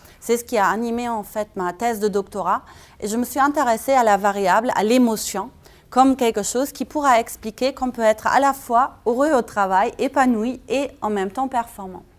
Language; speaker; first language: French; non-native, fluent; German